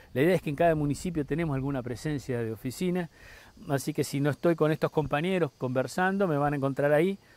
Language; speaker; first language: Spanish; native; Spanish